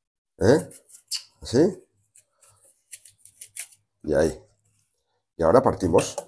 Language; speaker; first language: Spanish; native; Spanish